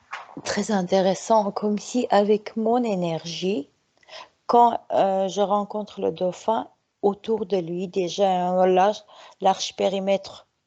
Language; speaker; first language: French; non-native, fluent; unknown